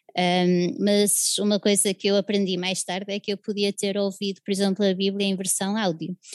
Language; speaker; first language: Portuguese; early bilingual, other home language; English